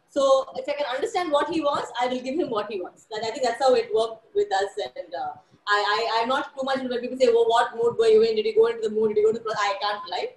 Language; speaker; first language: English; non-native, local second language; Tamil